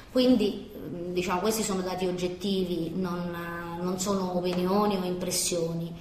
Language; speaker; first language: Italian; native; Italian